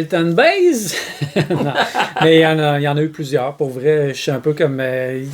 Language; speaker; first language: French; native; French